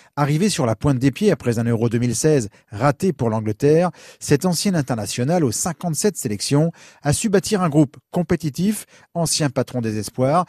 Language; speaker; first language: French; native; French